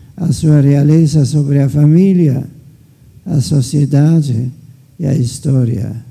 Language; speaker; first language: Portuguese; non-native, fluent; German